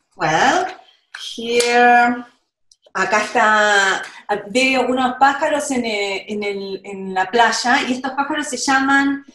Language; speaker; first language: English; non-native, learner; Spanish